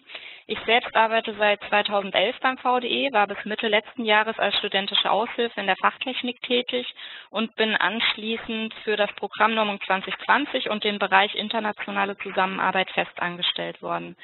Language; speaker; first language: German; native; German